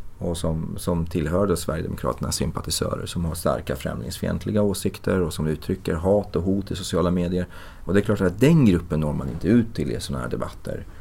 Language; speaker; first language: Swedish; early bilingual, other home language; Persian